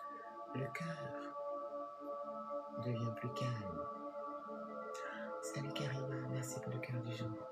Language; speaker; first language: French; native; French